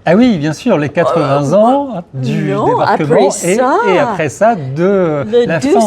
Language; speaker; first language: French; native; French